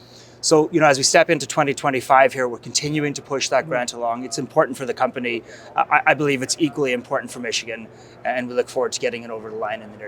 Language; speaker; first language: English; native; English